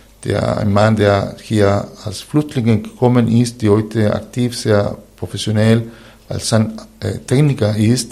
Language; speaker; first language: German; non-native, fluent; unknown